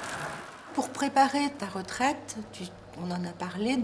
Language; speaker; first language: French; native; French